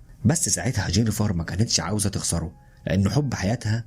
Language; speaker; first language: Arabic; native; Arabic